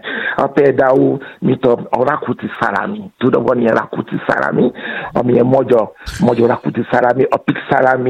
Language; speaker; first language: Hungarian; non-native, fluent; Yoruba